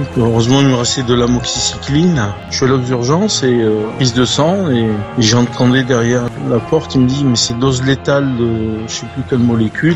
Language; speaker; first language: French; native; French